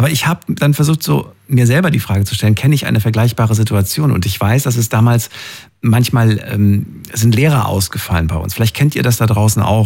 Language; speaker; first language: German; native; German